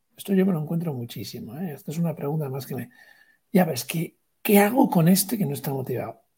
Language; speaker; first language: Spanish; native; Spanish